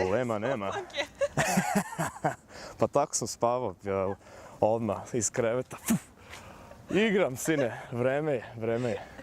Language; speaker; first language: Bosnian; early bilingual, heritage; Bosnian